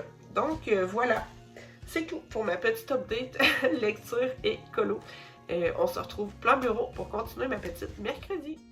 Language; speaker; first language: French; native; French